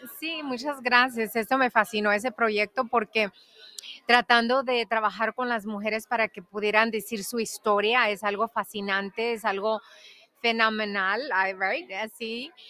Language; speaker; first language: Spanish; native; Spanish